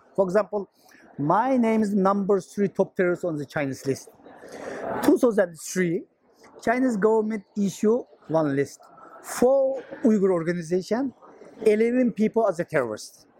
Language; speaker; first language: English; non-native, learner; Chinese